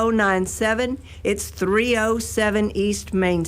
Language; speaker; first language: English; native; English